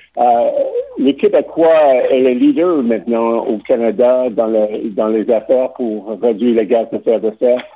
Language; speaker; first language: French; non-native, local second language; English